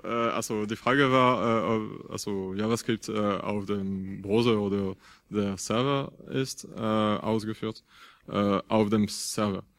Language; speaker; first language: German; non-native, fluent; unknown